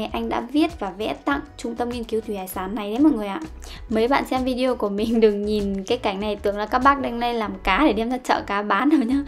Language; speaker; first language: Vietnamese; native; Vietnamese